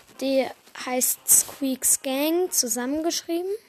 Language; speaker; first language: German; native; German